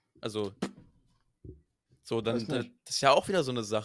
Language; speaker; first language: German; native; German